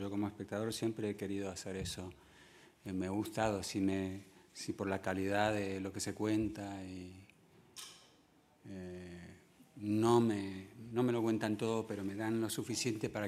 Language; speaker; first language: Spanish; early bilingual, other home language; English